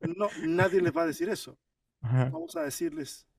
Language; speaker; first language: Spanish; native; Spanish